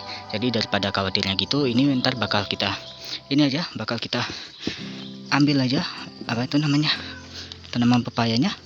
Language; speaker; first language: Indonesian; native; Indonesian